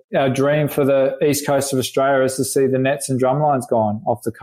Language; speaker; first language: English; native; English